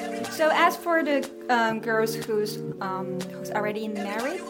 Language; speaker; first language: English; non-native, fluent; Chinese